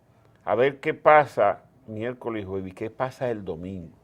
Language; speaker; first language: Spanish; native; Spanish